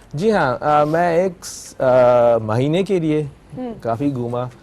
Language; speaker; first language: Hindi; non-native, fluent; Japanese